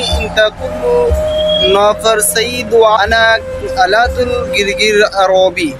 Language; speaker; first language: Arabic; non-native, learner; Bangla